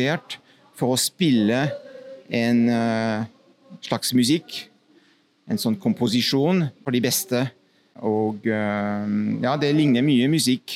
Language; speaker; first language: Norwegian; non-native, fluent; French